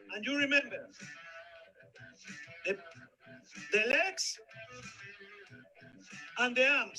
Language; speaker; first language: English; non-native, learner; Spanish